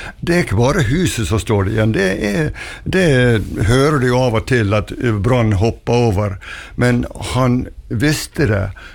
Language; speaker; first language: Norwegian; early bilingual, heritage; Norwegian